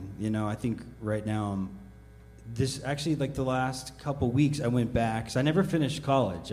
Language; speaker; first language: English; native; English